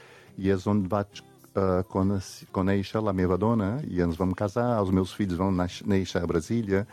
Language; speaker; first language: Catalan; non-native, fluent; Portuguese